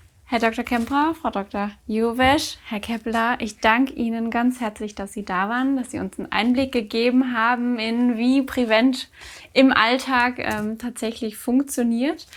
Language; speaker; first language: German; native; German